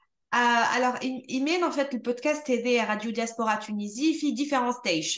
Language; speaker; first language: French; non-native, local second language; Arabic